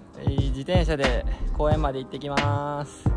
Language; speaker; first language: Japanese; native; Japanese